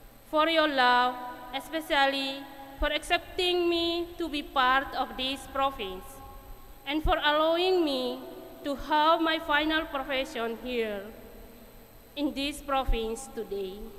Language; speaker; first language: English; non-native, fluent; Indonesian